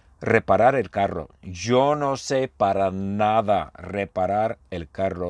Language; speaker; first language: Spanish; non-native, fluent; English